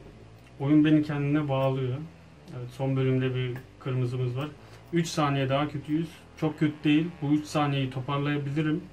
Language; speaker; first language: Turkish; native; Turkish